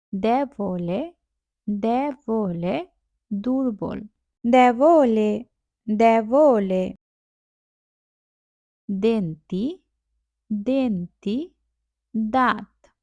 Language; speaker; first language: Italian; non-native, learner; Bangla